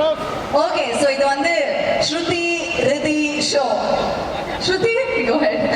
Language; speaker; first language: Tamil; native; Tamil